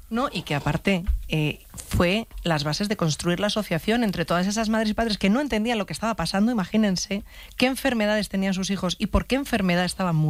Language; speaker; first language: Spanish; native; Spanish